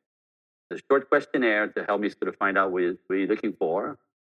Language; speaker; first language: English; non-native, fluent; French